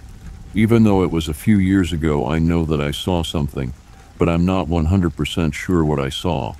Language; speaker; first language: English; native; English